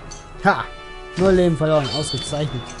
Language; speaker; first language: German; native; German